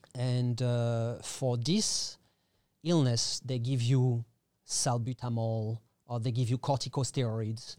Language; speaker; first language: English; non-native, fluent; French